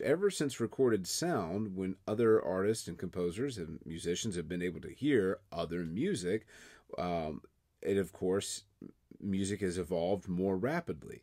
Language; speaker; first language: English; native; English